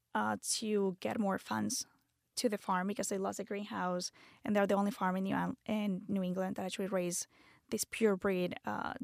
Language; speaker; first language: English; non-native, fluent; Spanish